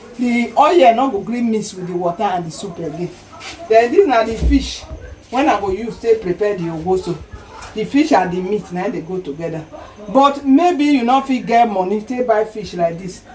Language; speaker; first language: Nigerian Pidgin; non-native, local second language; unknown